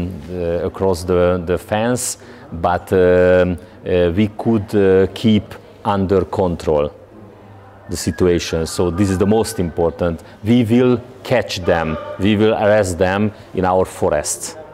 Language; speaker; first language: English; non-native, learner; Hungarian